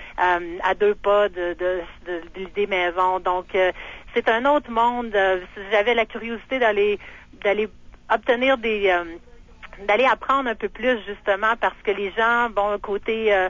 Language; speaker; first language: French; native; French